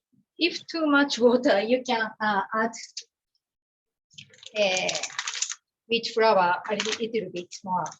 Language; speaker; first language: English; non-native, learner; Japanese